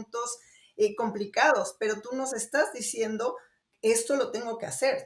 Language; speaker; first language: Spanish; native; Spanish